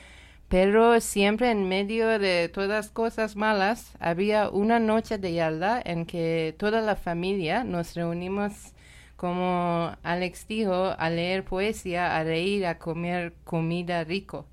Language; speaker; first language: Spanish; non-native, learner; Persian